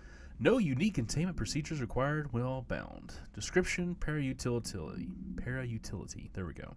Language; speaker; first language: English; native; English